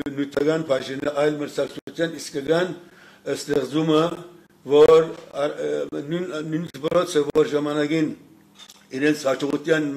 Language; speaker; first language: Armenian; early bilingual, heritage; Armenian